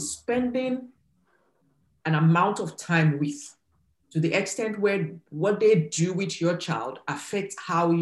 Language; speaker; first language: English; non-native, local second language; Yoruba